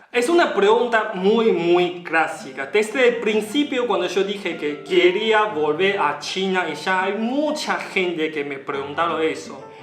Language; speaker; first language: Spanish; non-native, learner; Chinese